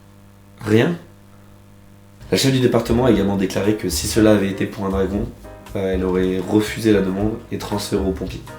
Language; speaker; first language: French; native; French